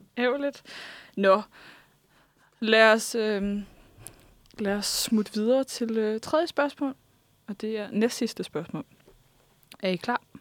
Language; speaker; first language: Danish; native; Danish